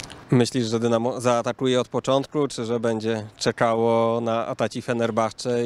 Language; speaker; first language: Polish; native; Polish